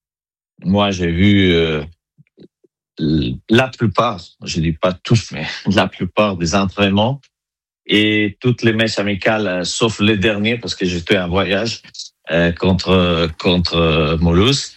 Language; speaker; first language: French; non-native, fluent; Italian